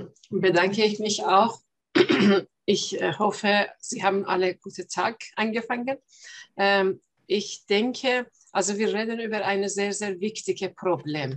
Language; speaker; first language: German; non-native, fluent; Persian